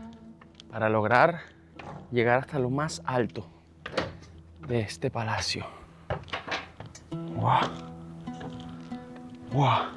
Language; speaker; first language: Spanish; native; Spanish